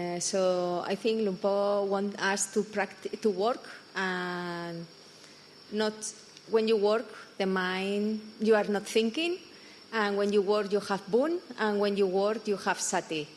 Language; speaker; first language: English; non-native, fluent; Spanish